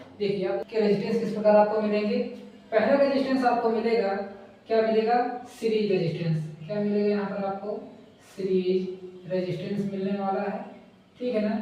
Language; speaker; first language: Hindi; native; Hindi